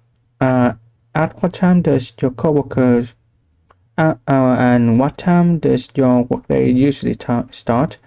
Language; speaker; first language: English; non-native, learner; Vietnamese